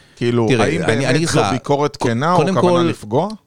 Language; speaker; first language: Hebrew; native; Hebrew